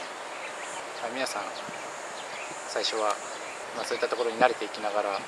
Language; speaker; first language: Japanese; native; Japanese